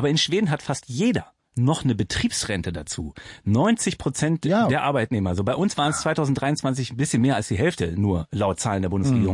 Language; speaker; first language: German; native; German